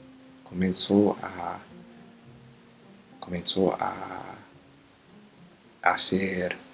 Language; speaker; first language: Spanish; non-native, learner; English